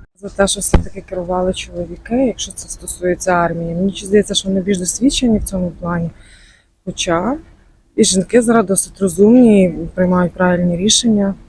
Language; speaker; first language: Ukrainian; native; Ukrainian